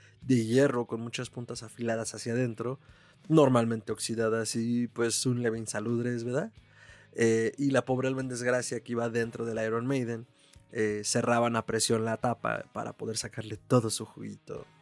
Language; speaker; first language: Spanish; native; Spanish